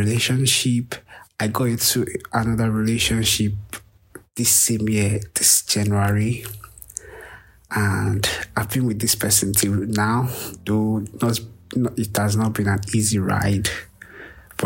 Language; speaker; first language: English; non-native, local second language; Yoruba